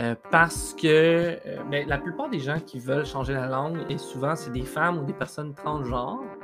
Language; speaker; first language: French; native; French